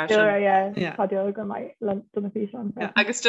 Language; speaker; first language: Irish; non-native, local second language; English